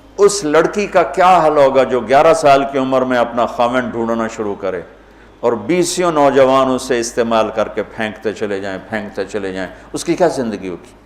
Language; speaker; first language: Urdu; non-native, local second language; Punjabi